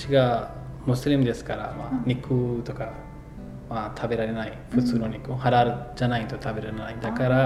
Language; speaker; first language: Japanese; non-native, fluent; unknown